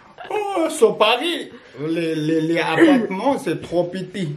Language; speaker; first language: French; non-native, learner; Tibetan